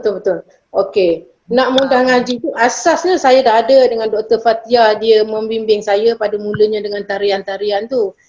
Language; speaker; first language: Malay; native; Malay